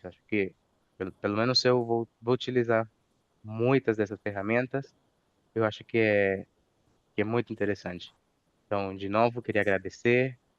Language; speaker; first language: Portuguese; non-native, fluent; Spanish